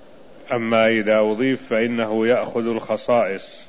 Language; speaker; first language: Arabic; native; Arabic